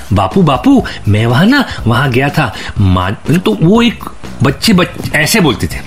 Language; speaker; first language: Hindi; native; Hindi